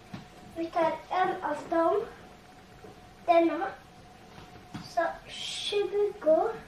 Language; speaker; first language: Swedish; non-native, learner; Tigrinya